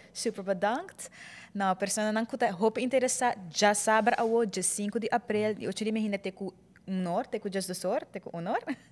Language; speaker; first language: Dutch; non-native, local second language; Papiamento